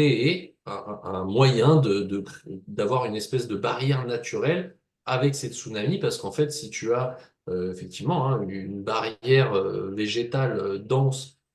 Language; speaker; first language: French; native; French